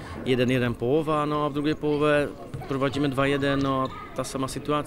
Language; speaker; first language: Polish; non-native, learner; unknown